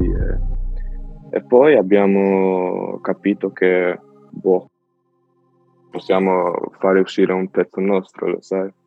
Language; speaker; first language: Italian; non-native, learner; Albanian